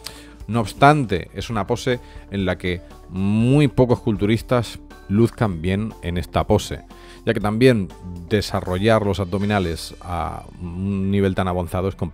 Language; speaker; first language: Spanish; native; Spanish